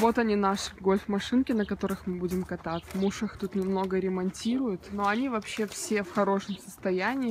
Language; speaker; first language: Russian; native; Russian